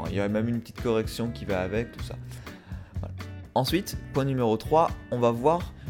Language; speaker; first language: French; native; French